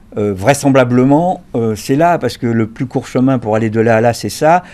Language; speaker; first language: French; native; French